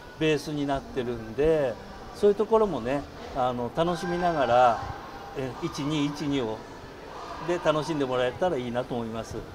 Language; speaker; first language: Japanese; native; Japanese